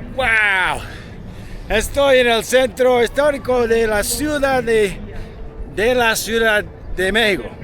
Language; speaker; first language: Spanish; non-native, learner; English